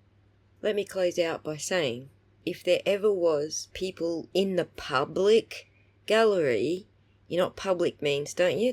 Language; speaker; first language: English; native; English